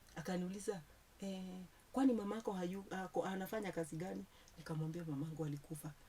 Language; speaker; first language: Swahili; non-native, local second language; Kikuyu